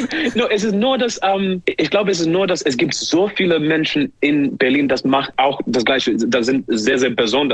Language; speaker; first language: German; non-native, fluent; English